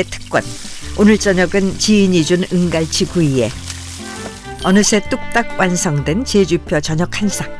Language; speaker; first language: Korean; native; Korean